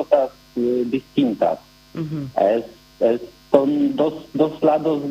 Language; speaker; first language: Spanish; non-native, learner; Polish